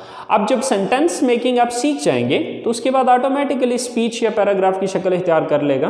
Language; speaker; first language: Urdu; native; Urdu